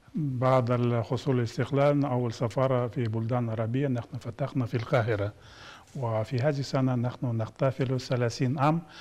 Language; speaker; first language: Arabic; non-native, fluent; Kazakh